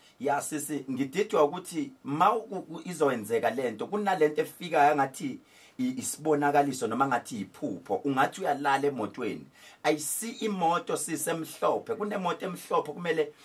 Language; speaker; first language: Zulu; native; Zulu